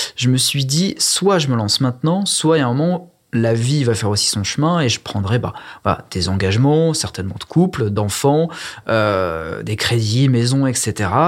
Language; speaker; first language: French; native; French